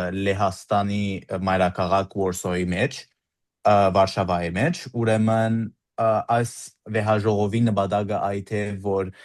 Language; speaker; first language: Armenian; early bilingual, heritage; Armenian